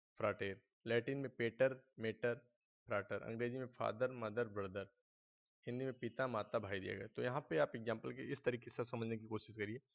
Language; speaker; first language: Hindi; native; Hindi